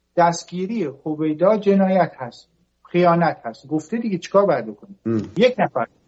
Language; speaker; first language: Persian; native; Persian